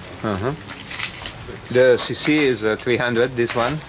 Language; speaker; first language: English; non-native, learner; Italian